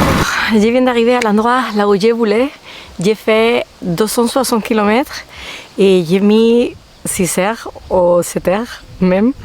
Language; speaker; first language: French; non-native, fluent; Spanish